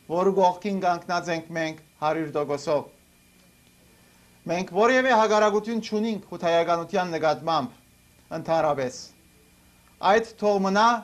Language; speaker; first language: Armenian; early bilingual, heritage; Armenian